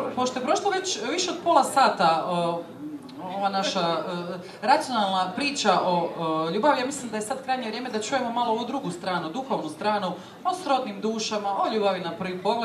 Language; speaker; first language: Croatian; native; Croatian